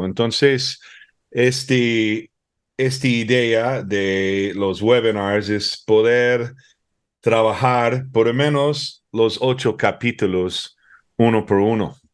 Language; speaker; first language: Spanish; early bilingual, heritage; Spanish